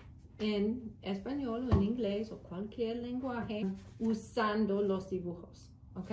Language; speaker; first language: Spanish; early bilingual, heritage; Spanish